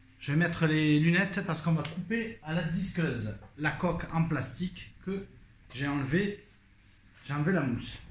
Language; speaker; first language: French; native; French